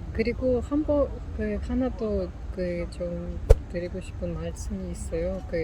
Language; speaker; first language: Korean; non-native, learner; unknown